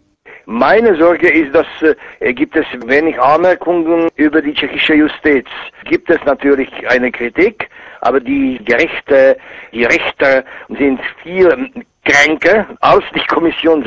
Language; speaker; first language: German; non-native, fluent; Czech